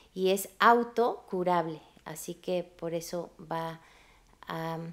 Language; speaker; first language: Spanish; native; Spanish